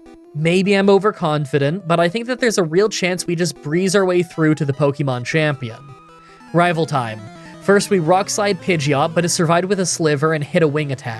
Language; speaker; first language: English; native; English